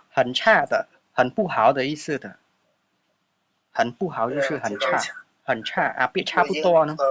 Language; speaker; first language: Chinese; non-native, fluent; Khmer